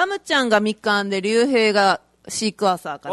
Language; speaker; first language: Japanese; native; Japanese